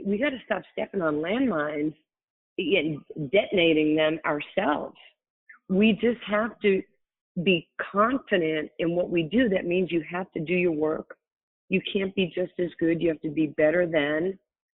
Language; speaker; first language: English; native; English